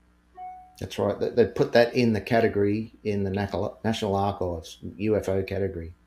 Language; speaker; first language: English; native; English